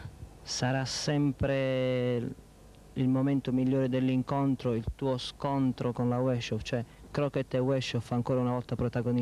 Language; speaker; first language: Italian; native; Italian